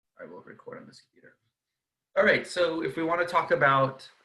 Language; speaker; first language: English; native; English